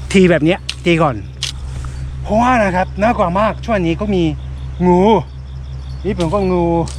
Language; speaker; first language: Thai; non-native, fluent; Japanese